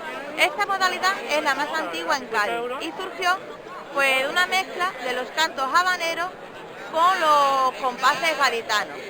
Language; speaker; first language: Spanish; native; Spanish